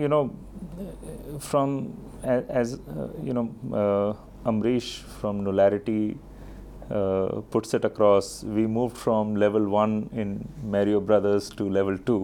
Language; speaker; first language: English; non-native, local second language; Hindi